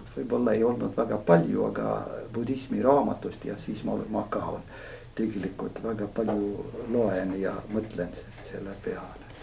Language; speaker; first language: Estonian; non-native, fluent; Latvian